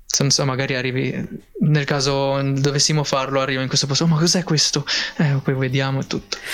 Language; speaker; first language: Italian; early bilingual, other home language; Filipino